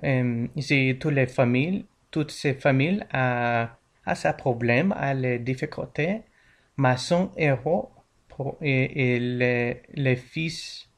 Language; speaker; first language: French; non-native, learner; English